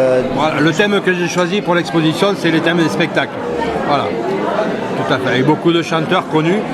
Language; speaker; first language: French; native; French